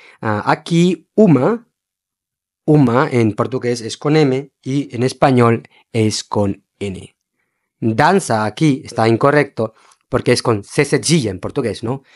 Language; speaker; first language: Spanish; non-native, fluent; Portuguese